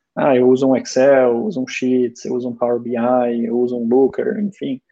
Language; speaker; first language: Portuguese; early bilingual, other home language; German